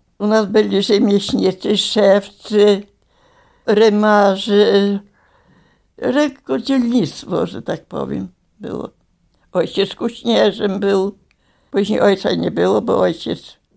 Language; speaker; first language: Polish; native; Polish